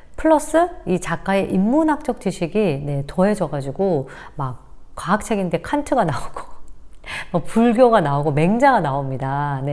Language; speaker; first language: Korean; native; Korean